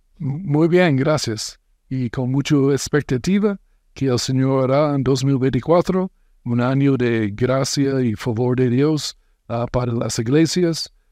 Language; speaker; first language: Spanish; non-native, fluent; English